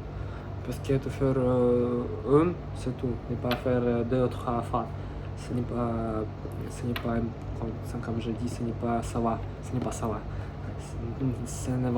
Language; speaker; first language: French; non-native, learner; Russian